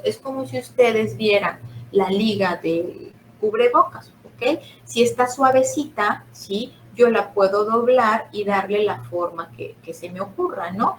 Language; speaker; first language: Spanish; native; Spanish